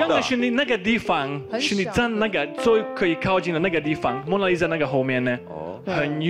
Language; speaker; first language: Chinese; non-native, fluent; Slovak